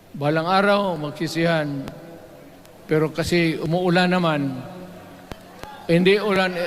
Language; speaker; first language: Filipino; non-native, local second language; Cebuano